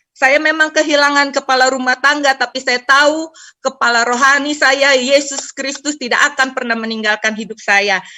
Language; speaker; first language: Indonesian; native; Indonesian